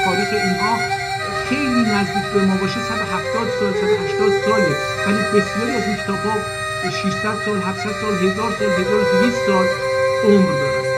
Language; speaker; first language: Persian; non-native, local second language; Azerbaijani